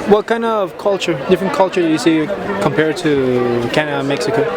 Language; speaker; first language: English; non-native, learner; Spanish